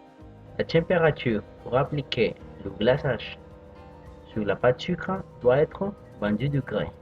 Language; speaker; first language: French; non-native, fluent; Spanish